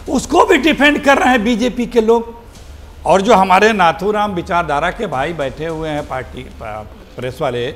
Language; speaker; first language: Hindi; native; Hindi